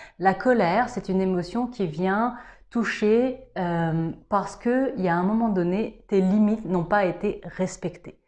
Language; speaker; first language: French; native; French